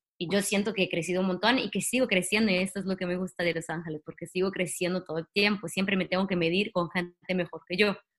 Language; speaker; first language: Spanish; non-native, fluent; Italian